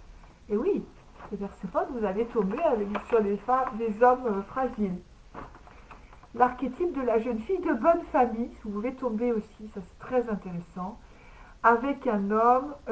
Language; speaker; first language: French; native; French